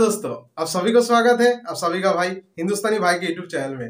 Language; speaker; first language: Hindi; non-native, local second language; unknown